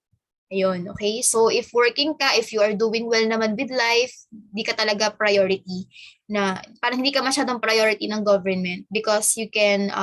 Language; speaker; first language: Filipino; native; Filipino